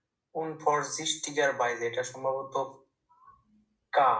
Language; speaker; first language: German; non-native, learner; Bangla